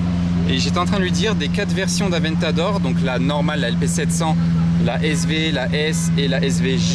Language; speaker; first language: French; native; French